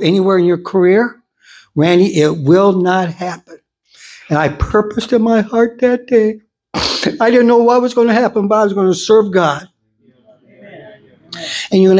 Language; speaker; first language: English; native; English